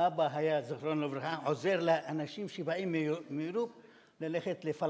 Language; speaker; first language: Hebrew; non-native, fluent; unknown